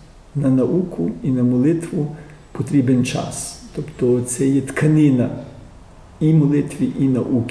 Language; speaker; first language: Ukrainian; early bilingual, heritage; Ukrainian